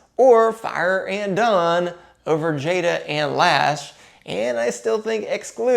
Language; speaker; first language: English; native; English